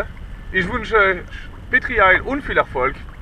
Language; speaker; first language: German; non-native, learner; French